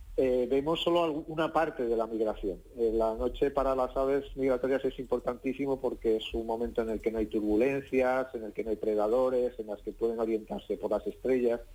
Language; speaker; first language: Spanish; native; Spanish